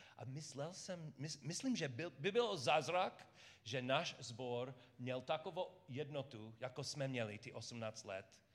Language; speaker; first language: Czech; non-native, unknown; English